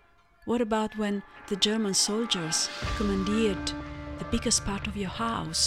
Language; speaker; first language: English; non-native, fluent; Italian